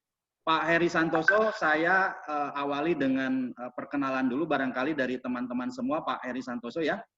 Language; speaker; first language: Indonesian; native; Indonesian